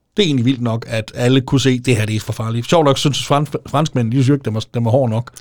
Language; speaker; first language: Danish; native; Danish